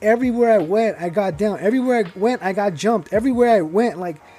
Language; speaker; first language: English; early bilingual, other home language; Spanish